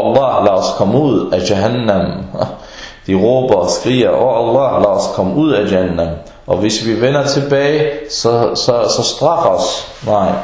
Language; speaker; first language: Danish; early bilingual, other home language; Arabic